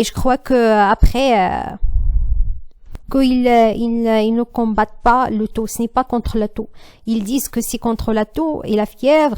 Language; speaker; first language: French; non-native, learner; Arabic